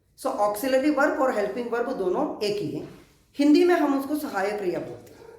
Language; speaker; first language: Hindi; non-native, local second language; Malayalam